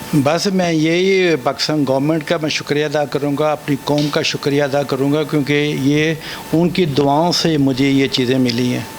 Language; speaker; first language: Urdu; non-native, local second language; Punjabi